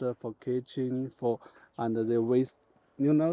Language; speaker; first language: English; non-native, learner; Chinese